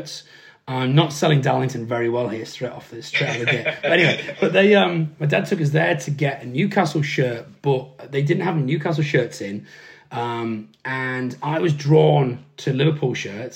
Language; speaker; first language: English; native; English